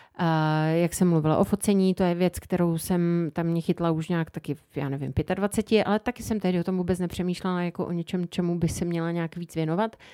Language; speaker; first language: Czech; native; Czech